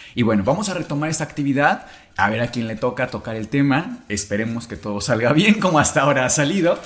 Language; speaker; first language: Spanish; native; Spanish